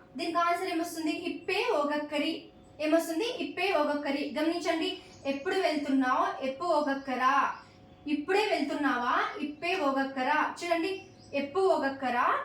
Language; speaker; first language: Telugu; non-native, local second language; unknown